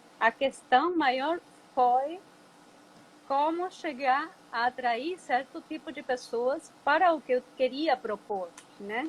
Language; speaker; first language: Portuguese; non-native, fluent; Spanish